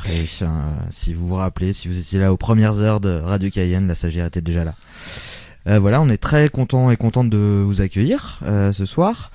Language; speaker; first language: French; native; French